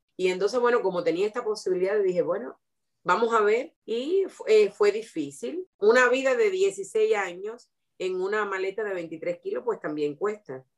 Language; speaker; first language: Spanish; native; Spanish